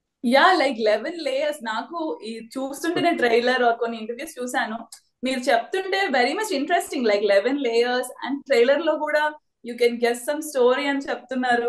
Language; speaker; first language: Telugu; native; Telugu